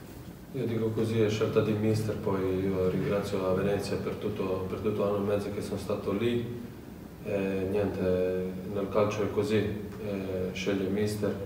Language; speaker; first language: Italian; non-native, fluent; Serbian